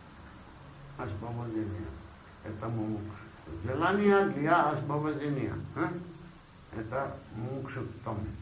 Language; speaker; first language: Russian; non-native, learner; Bangla